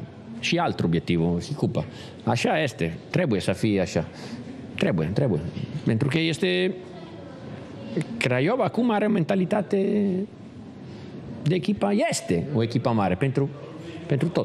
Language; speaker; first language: Romanian; non-native, learner; Italian